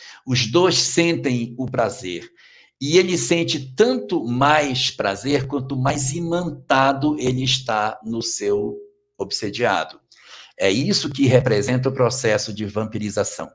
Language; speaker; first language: Portuguese; native; Portuguese